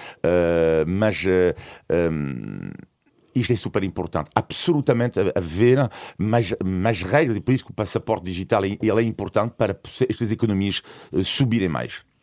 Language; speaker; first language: Portuguese; non-native, fluent; French